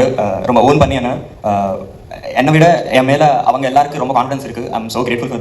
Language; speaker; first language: Tamil; non-native, learner; Malayalam